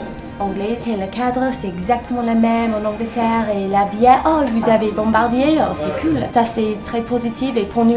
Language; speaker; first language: French; non-native, learner; English